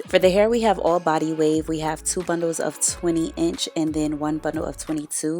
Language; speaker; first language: English; native; English